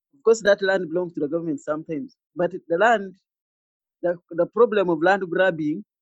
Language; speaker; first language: English; non-native, local second language; Ganda